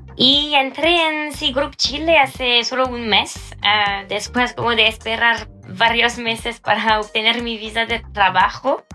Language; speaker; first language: Spanish; non-native, fluent; French